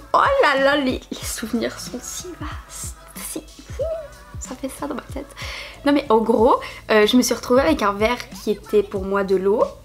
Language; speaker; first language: French; native; French